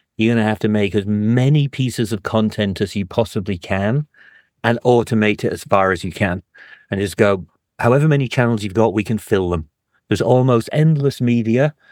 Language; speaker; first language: English; native; English